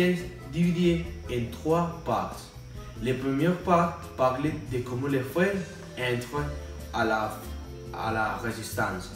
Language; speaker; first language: French; non-native, learner; Spanish